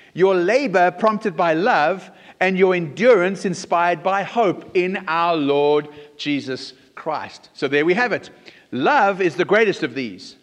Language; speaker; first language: English; native; English